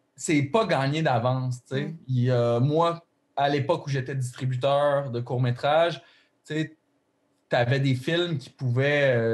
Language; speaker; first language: French; native; French